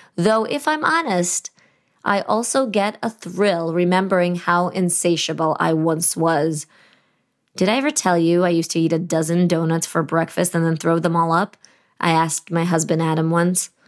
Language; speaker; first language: English; early bilingual, other home language; Russian